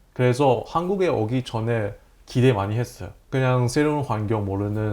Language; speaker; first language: Korean; non-native, fluent; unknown